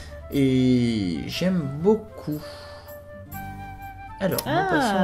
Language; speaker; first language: French; native; French